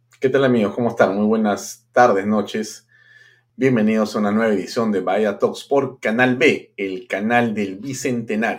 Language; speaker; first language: Spanish; native; Spanish